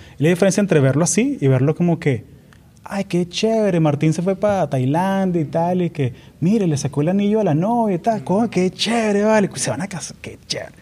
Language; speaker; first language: Spanish; native; Spanish